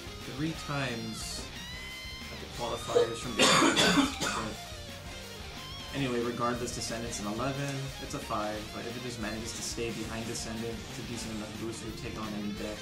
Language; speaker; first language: English; native; English